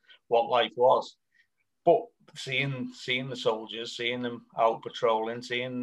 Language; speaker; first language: English; native; English